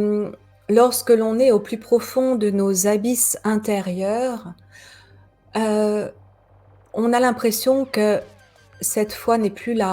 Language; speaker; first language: French; native; French